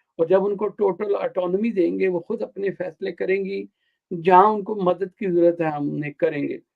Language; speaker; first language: Urdu; non-native, local second language; Punjabi